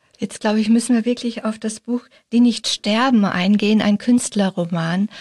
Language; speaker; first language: German; native; German